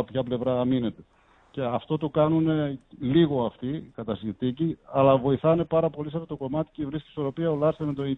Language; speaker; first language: Greek; native; Greek